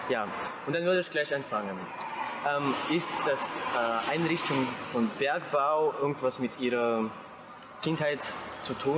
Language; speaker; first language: German; non-native, fluent; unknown